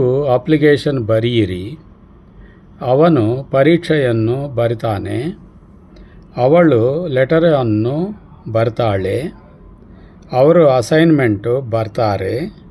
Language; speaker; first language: Kannada; non-native, learner; Telugu